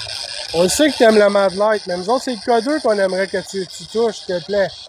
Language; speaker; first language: French; native; French